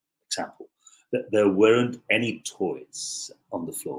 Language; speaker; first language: English; native; English